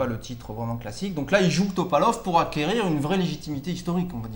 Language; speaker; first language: French; native; French